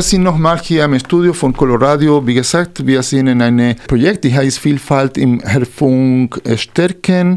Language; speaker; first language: German; non-native, fluent; Spanish